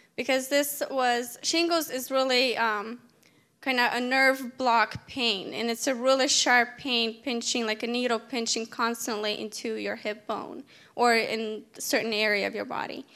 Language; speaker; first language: English; native; English